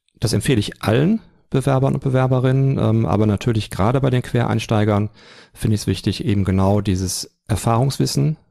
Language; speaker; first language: German; native; German